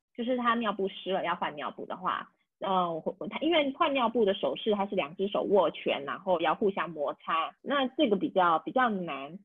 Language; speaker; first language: Chinese; native; Chinese